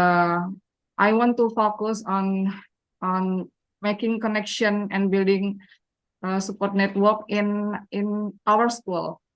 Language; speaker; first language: English; non-native, learner; Indonesian